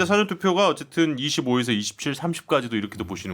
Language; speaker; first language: Korean; native; Korean